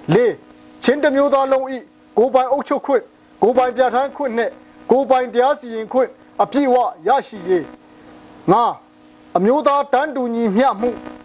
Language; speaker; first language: Burmese; non-native, local second language; Hakha Chin